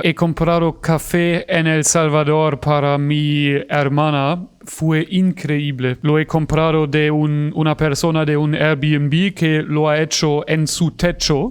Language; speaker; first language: Spanish; non-native, fluent; German